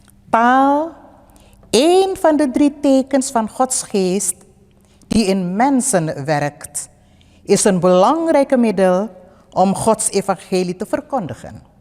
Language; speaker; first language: Dutch; early bilingual, other home language; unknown